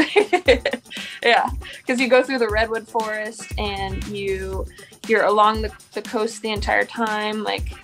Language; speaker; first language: English; native; English